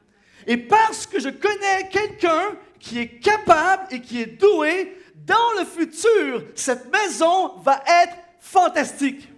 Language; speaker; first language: French; native; French